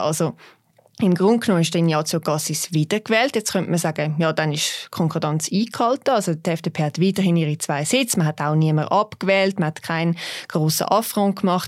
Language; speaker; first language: German; native; German